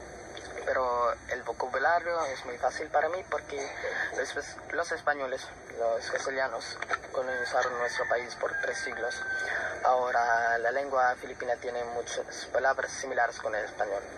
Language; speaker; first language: Spanish; non-native, fluent; Filipino